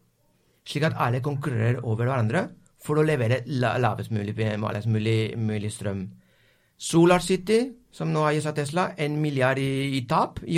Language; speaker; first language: Norwegian; non-native, fluent; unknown